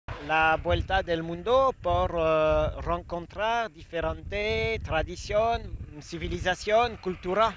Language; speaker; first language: Spanish; non-native, learner; French